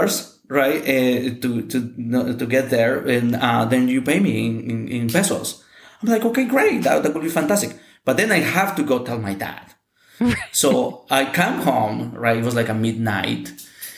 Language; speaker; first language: English; non-native, fluent; Spanish